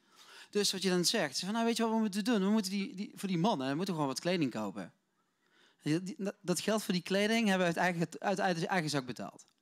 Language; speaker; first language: Dutch; native; Dutch